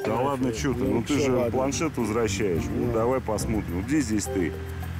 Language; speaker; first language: Russian; native; Russian